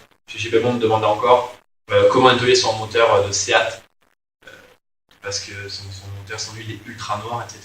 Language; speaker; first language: French; native; French